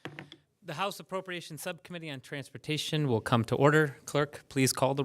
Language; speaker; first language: English; native; English